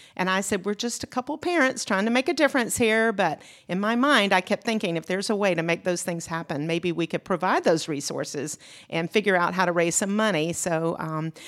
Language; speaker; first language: English; native; English